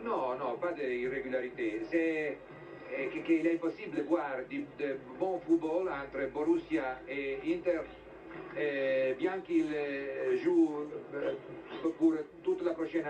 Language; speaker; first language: French; non-native, fluent; Italian